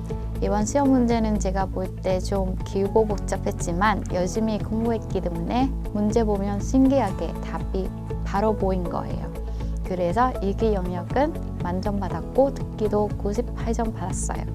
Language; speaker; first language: Korean; non-native, fluent; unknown